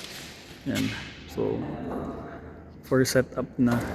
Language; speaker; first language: Filipino; native; Filipino